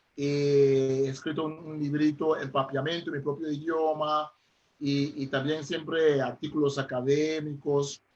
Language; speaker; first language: Spanish; non-native, fluent; Papiamento